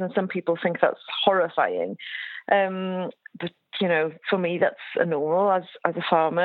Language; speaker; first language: English; native; English